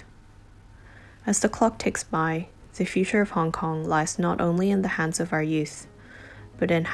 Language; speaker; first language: English; non-native, local second language; Cantonese